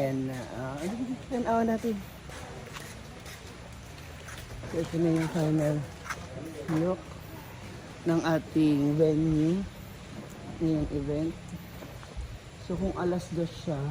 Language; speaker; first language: Filipino; non-native, local second language; Cebuano